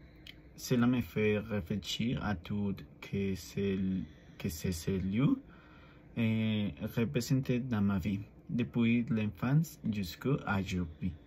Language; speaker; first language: French; non-native, learner; Spanish